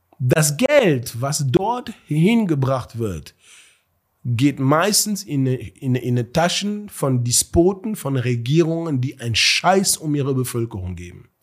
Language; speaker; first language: German; early bilingual, other home language; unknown